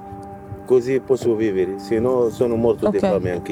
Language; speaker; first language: Italian; non-native, learner; Arabic